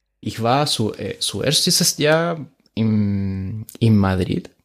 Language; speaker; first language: German; non-native, fluent; Spanish